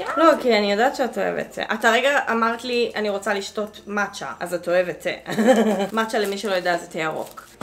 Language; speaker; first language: Hebrew; native; Hebrew